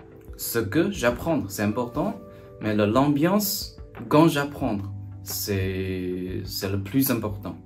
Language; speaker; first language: French; non-native, learner; Chinese